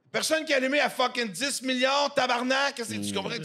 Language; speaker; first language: French; native; French